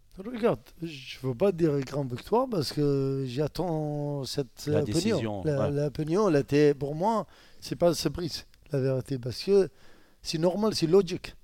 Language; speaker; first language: French; non-native, learner; Arabic